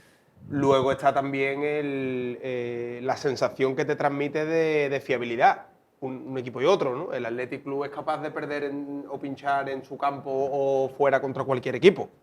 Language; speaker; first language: Spanish; native; Spanish